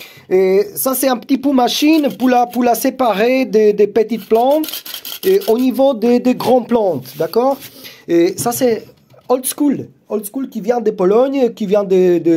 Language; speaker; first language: French; non-native, learner; Polish